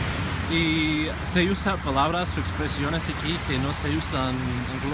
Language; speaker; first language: Spanish; non-native, fluent; English